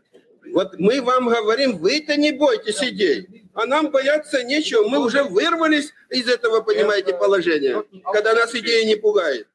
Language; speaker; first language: Russian; native; Russian